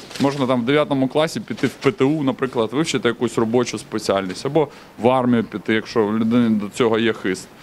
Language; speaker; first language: Ukrainian; native; Ukrainian